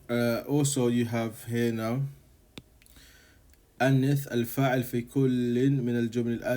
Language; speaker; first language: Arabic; non-native, fluent; English